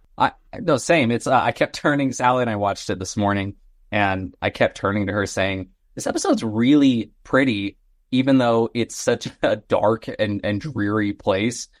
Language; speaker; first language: English; native; English